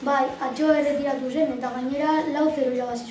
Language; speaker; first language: Basque; non-native, local second language; Spanish